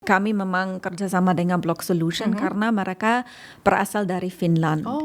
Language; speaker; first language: Indonesian; non-native, fluent; German